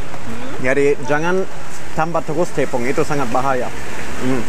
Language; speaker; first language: Indonesian; non-native, fluent; German